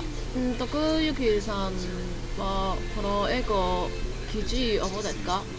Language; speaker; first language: Japanese; non-native, learner; Chinese